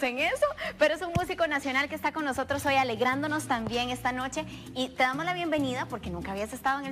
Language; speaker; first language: Spanish; native; Spanish